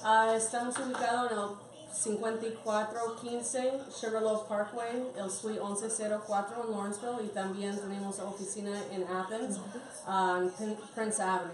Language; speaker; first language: Spanish; non-native, fluent; English